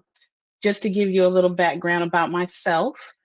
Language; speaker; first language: English; native; English